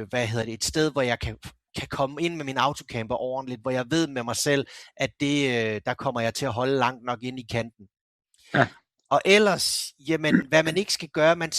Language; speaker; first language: Danish; native; Danish